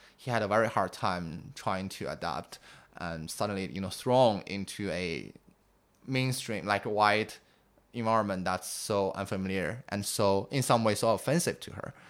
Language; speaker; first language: English; non-native, fluent; Chinese